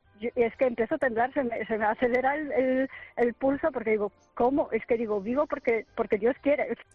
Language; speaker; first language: Spanish; non-native, fluent; Polish